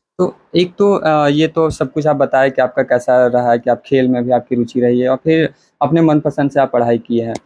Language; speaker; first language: Hindi; native; Hindi